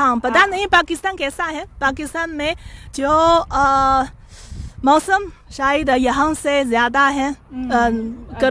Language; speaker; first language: Hindi; non-native, fluent; Chinese